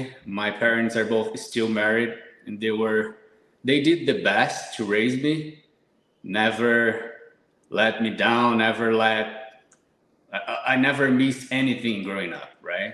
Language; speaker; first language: English; non-native, fluent; Portuguese